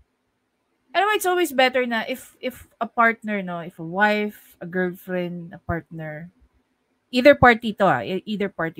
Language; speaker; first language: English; non-native, local second language; Filipino